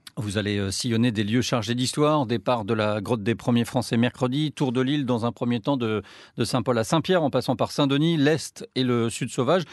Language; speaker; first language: French; native; French